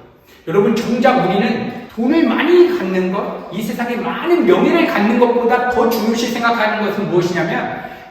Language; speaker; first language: Korean; native; Korean